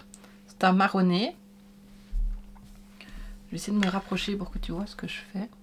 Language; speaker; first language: French; native; French